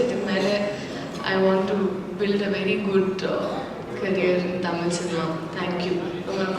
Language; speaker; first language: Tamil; non-native, learner; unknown